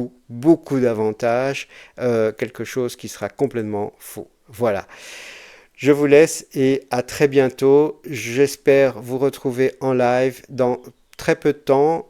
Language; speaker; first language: French; native; French